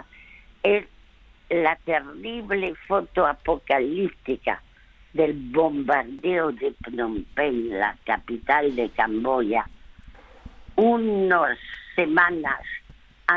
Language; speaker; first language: Spanish; early bilingual, other home language; French